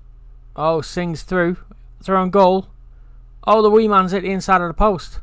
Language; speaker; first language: English; native; English